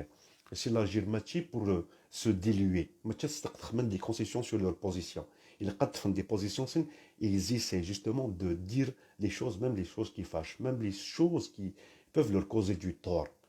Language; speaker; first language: French; non-native, local second language; Kabyle